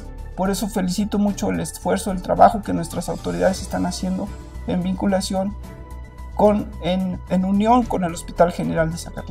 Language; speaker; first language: Spanish; native; Spanish